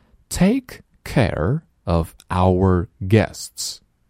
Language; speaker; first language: English; non-native, fluent; Chinese